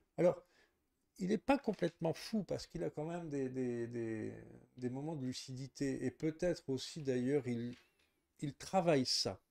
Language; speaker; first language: French; native; French